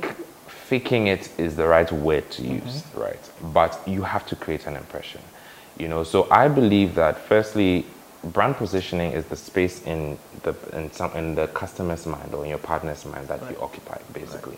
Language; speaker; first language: English; non-native, local second language; Akan